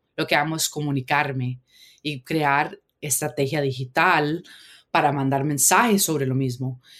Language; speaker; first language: Spanish; early bilingual, heritage; Spanish